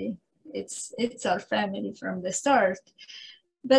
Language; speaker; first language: English; non-native, fluent; Italian